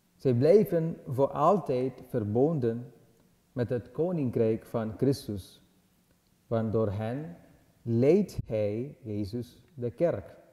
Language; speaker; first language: Dutch; non-native, learner; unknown